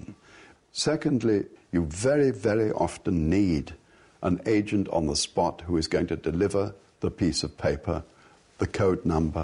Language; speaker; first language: English; native; English